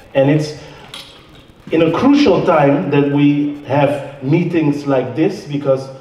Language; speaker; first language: English; non-native, fluent; Dutch